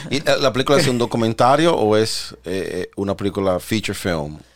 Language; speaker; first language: Spanish; early bilingual, heritage; Spanish